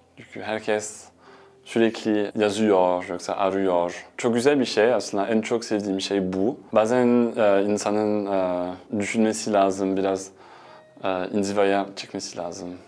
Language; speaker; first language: Turkish; non-native, fluent; French